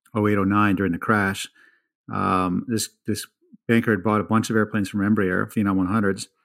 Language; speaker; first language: English; native; English